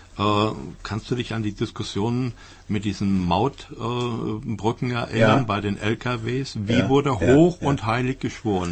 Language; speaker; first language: German; native; German